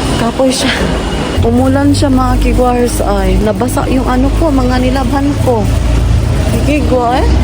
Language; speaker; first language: Filipino; non-native, local second language; Cebuano